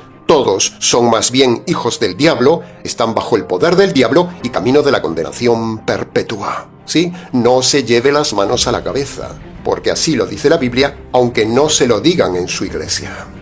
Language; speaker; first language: Spanish; native; Spanish